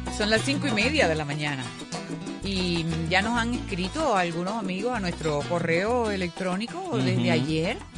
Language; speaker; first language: Spanish; native; Spanish